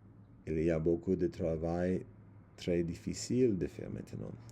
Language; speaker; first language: French; non-native, learner; English